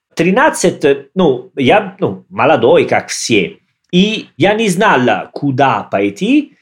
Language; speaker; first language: Russian; non-native, learner; Italian